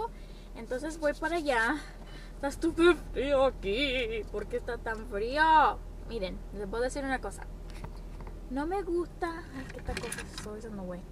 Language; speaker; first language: Spanish; early bilingual, heritage; Spanish